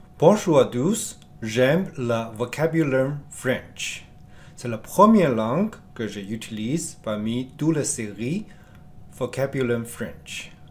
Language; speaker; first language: French; non-native, learner; Chinese